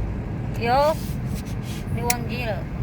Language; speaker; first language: Chinese; non-native, learner; Filipino